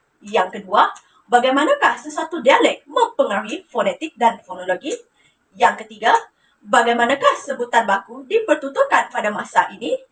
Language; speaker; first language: Malay; non-native, local second language; Iban